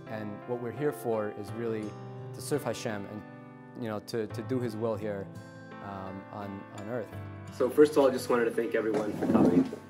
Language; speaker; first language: English; native; English